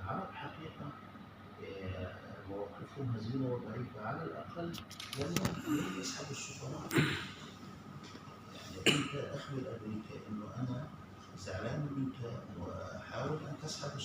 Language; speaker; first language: Arabic; native; Arabic